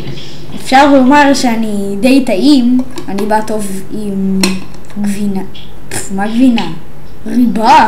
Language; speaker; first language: Hebrew; native; Hebrew